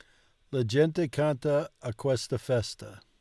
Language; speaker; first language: Italian; non-native, learner; English